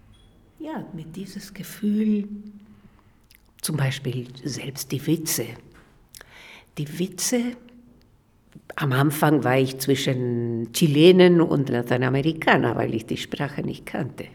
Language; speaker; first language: German; non-native, fluent; Spanish